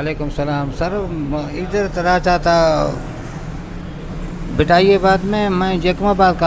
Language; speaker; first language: Hindi; non-native, learner; Baluchi